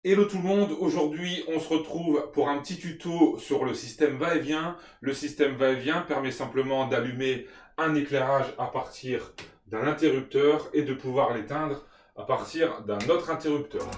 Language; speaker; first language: French; native; French